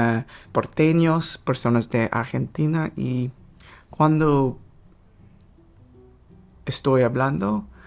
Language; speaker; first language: Spanish; non-native, learner; English